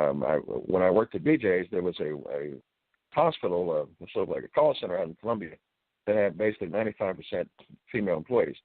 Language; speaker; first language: English; native; English